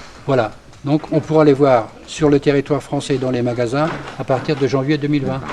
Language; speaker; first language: French; native; French